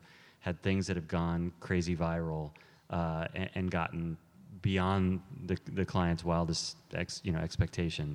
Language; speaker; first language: English; native; English